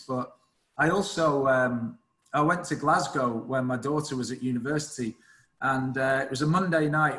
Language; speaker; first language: English; native; English